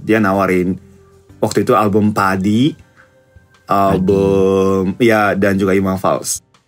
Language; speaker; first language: Indonesian; non-native, fluent; Japanese